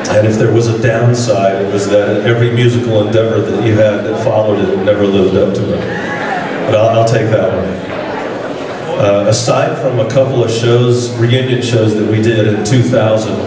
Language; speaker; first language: English; native; English